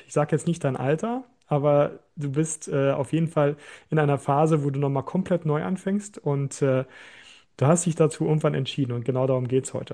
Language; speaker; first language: German; native; German